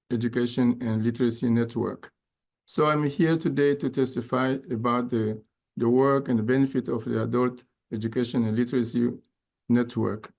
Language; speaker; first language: English; non-native, fluent; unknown